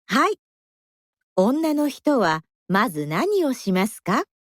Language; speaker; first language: Japanese; non-native, learner; Indonesian